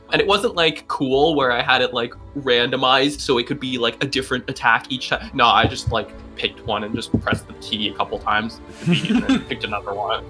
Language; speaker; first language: English; native; English